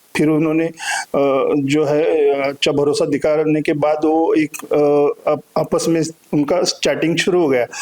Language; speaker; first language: Hindi; non-native, local second language; Marathi